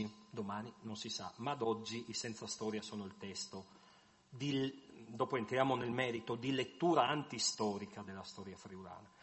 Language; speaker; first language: Italian; native; Italian